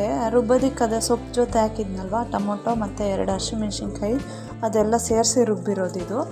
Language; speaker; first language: Kannada; native; Kannada